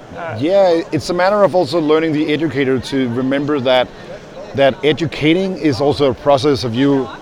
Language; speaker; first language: English; non-native, fluent; Danish